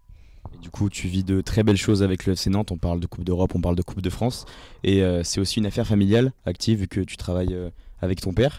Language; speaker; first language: French; native; French